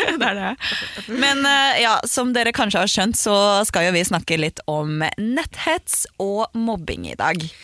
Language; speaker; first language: Norwegian; native; Norwegian